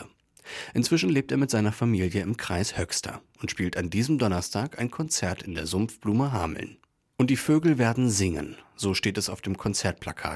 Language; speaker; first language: German; native; German